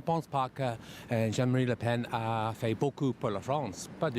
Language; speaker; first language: French; non-native, fluent; English